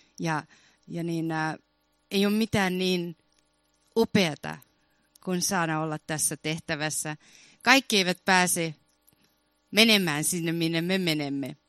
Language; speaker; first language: Finnish; early bilingual, heritage; Finnish